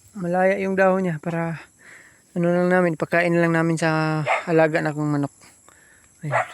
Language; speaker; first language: Filipino; non-native, local second language; Cebuano